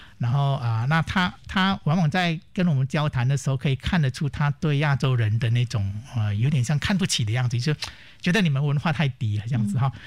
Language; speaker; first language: Chinese; native; Chinese